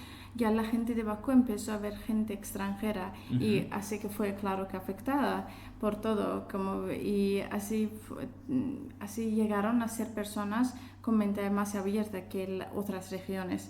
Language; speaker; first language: Spanish; non-native, fluent; Azerbaijani